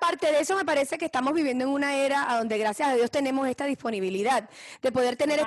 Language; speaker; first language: Spanish; early bilingual, heritage; Spanish